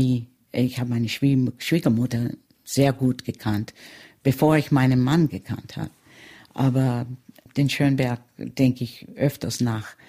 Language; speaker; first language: German; early bilingual, heritage; German